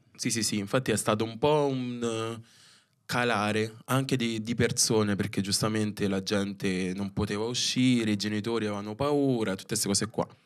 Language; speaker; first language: Italian; early bilingual, other home language; Filipino